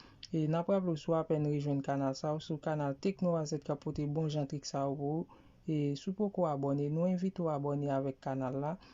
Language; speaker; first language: French; non-native, learner; Haitian Creole